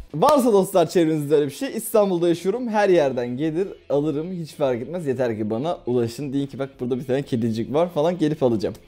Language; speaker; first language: Turkish; native; Turkish